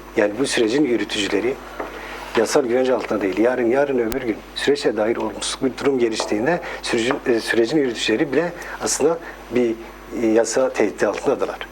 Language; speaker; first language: Turkish; non-native, local second language; Kurdish